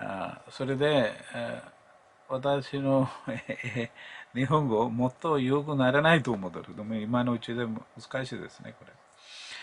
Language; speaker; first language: Japanese; non-native, learner; Malayalam